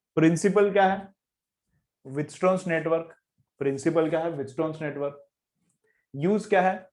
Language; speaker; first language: Hindi; non-native, local second language; Marathi